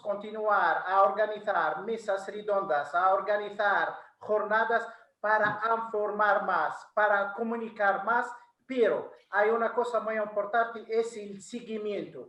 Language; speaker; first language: Spanish; non-native, fluent; Arabic